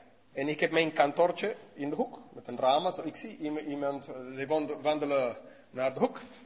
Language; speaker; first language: Dutch; non-native, learner; English